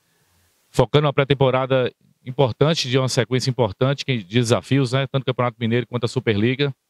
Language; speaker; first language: Portuguese; native; Portuguese